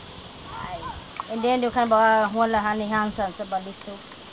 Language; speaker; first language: Swedish; non-native, learner; Thai